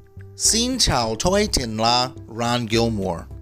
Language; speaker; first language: Vietnamese; non-native, learner; English